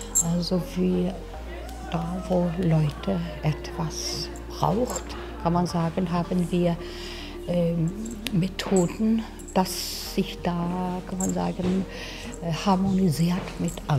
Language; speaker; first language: German; non-native, fluent; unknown